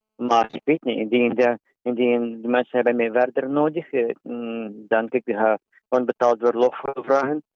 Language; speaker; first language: Dutch; non-native, learner; Ukrainian